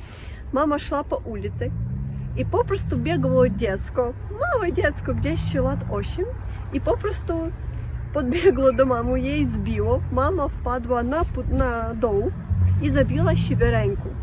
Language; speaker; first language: Polish; non-native, fluent; Russian